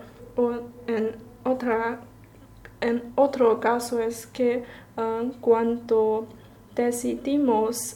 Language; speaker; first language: Spanish; non-native, learner; Chinese